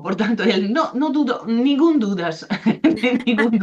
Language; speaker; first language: Spanish; non-native, fluent; Italian